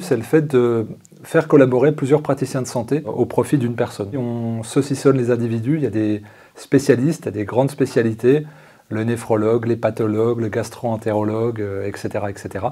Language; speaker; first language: French; native; French